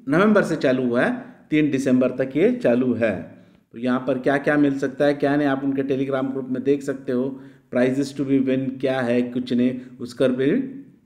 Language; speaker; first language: Hindi; non-native, local second language; Marathi